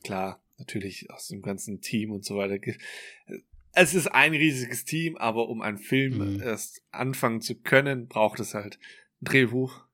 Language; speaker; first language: German; native; German